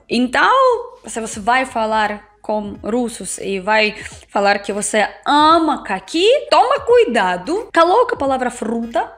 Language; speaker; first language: Portuguese; non-native, learner; Russian